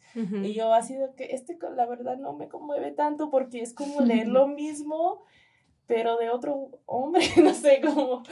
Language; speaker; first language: Spanish; early bilingual, heritage; Spanish